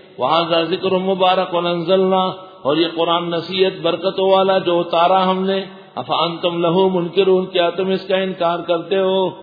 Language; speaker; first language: Urdu; non-native, local second language; Pashto